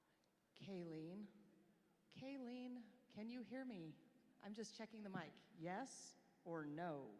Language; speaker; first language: English; native; English